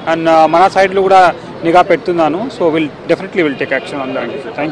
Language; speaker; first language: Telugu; non-native, local second language; Urdu